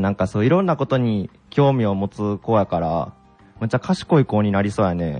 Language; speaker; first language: Japanese; native; Japanese